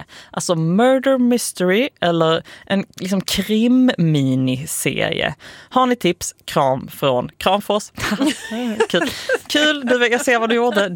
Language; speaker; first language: Swedish; native; Swedish